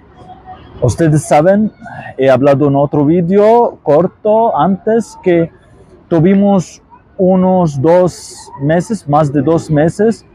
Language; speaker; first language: Spanish; non-native, fluent; Arabic